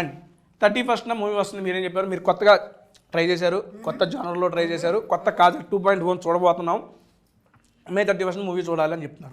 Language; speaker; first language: Telugu; native; Telugu